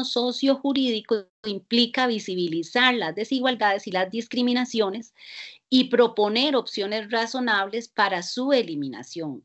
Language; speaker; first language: Spanish; native; Spanish